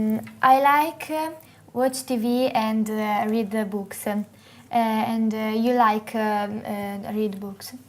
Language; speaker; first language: English; non-native, learner; Italian